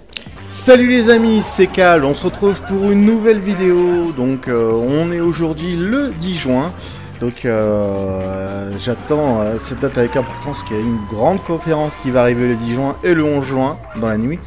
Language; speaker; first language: French; native; French